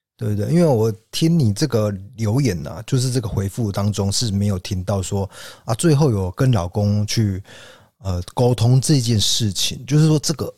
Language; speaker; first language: Chinese; native; Chinese